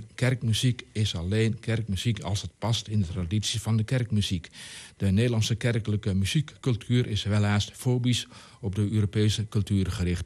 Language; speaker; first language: Dutch; native; Dutch